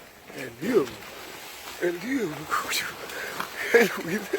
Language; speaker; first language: Spanish; native; Spanish